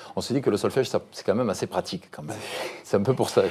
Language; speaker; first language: French; native; French